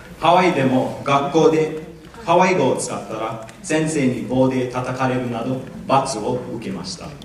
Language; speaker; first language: Japanese; non-native, fluent; English